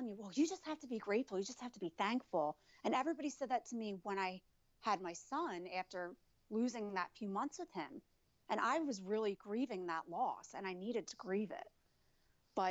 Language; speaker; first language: English; native; English